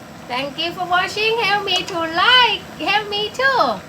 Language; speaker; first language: English; non-native, learner; Thai